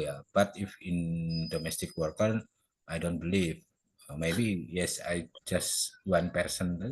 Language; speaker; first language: English; non-native, learner; Indonesian